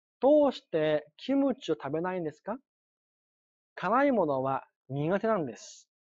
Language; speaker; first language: Japanese; non-native, fluent; Chinese